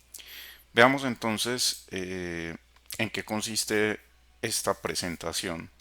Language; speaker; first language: Spanish; native; Spanish